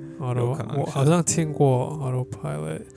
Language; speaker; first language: Chinese; non-native, fluent; English